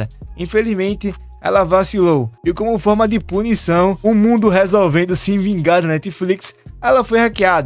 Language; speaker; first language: Portuguese; native; Portuguese